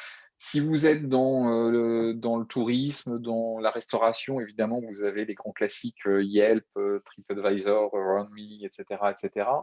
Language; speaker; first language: French; native; French